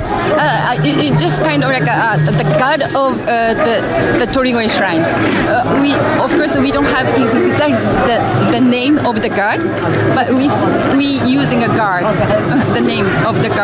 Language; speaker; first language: English; non-native, learner; Japanese